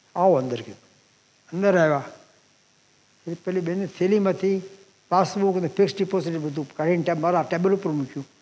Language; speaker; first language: Gujarati; native; Gujarati